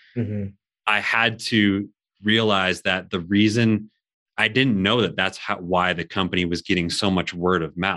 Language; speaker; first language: English; native; English